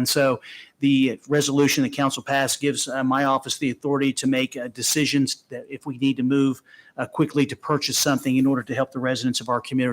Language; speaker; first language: English; native; English